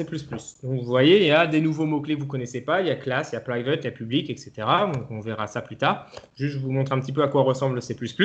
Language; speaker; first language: French; native; French